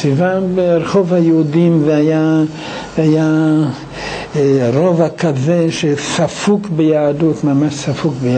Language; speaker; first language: Hebrew; non-native, fluent; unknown